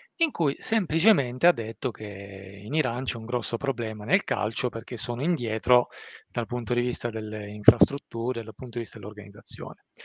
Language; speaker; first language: Italian; early bilingual, other home language; Persian